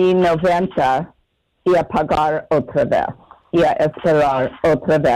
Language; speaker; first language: Spanish; non-native, fluent; English